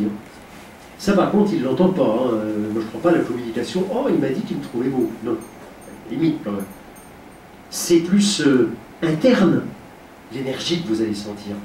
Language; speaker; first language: French; native; French